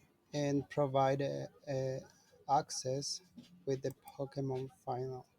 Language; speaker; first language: English; non-native, learner; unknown